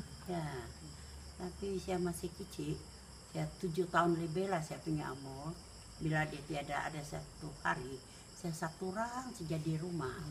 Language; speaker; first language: Indonesian; non-native, local second language; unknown